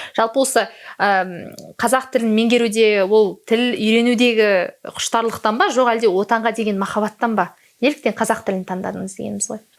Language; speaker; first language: Kazakh; native; Kazakh